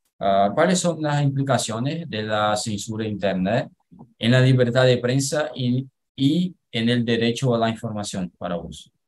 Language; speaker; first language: Spanish; non-native, learner; Portuguese